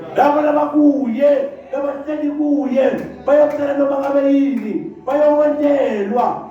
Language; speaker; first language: Zulu; non-native, local second language; Swati